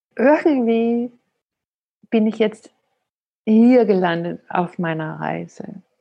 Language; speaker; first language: German; non-native, fluent; Danish